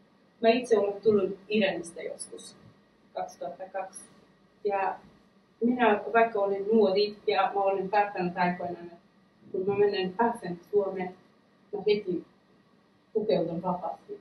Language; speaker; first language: Finnish; non-native, fluent; Persian